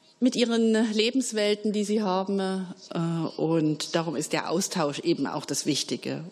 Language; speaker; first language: German; native; German